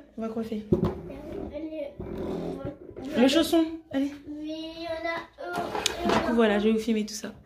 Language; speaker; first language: French; native; French